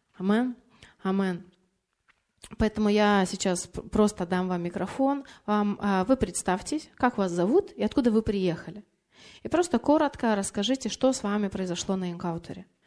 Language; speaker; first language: Russian; non-native, fluent; Lithuanian